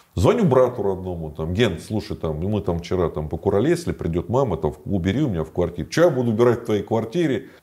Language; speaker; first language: Russian; native; Russian